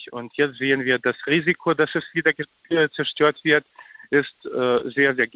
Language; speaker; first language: German; non-native, fluent; Ukrainian